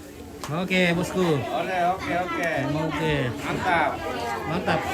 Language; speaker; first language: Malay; non-native, local second language; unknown